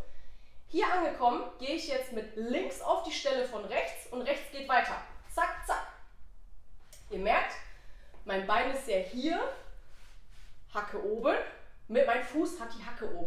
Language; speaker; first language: German; native; German